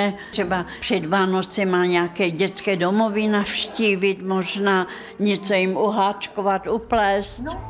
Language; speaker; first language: Czech; non-native, fluent; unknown